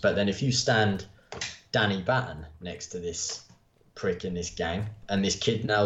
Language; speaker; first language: English; native; English